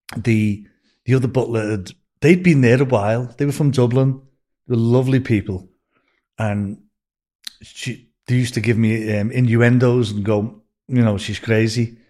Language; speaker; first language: English; native; English